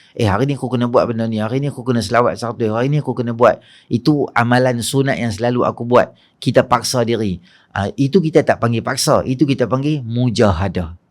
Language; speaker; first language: Malay; native; Malay